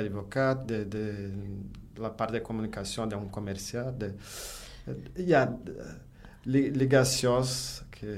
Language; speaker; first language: Catalan; non-native, learner; Portuguese